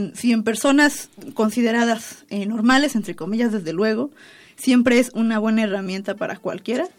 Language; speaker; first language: Spanish; native; Spanish